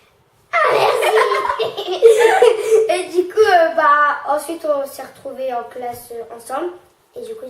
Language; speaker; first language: French; native; French